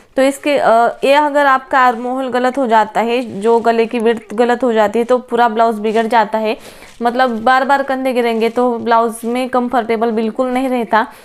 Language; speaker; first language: Hindi; non-native, local second language; Marathi